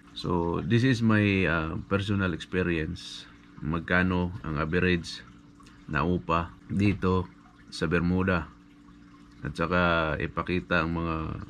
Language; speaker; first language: Filipino; non-native, local second language; Cebuano